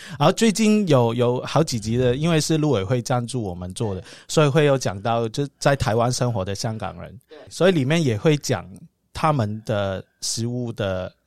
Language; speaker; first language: Chinese; non-native, local second language; Cantonese